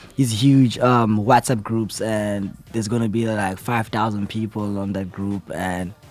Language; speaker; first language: English; non-native, local second language; Zulu